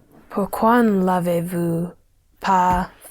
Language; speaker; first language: French; non-native, learner; English